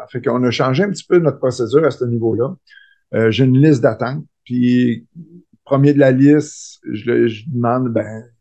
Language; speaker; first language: French; native; French